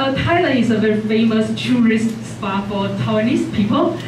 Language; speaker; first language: English; non-native, fluent; Chinese